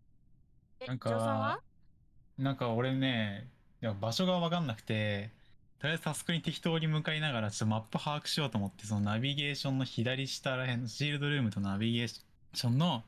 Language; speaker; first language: Japanese; native; Japanese